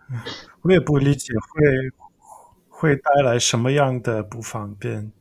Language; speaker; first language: Chinese; non-native, learner; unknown